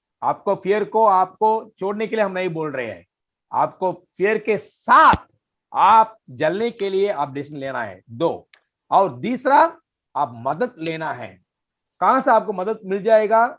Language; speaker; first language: Hindi; non-native, fluent; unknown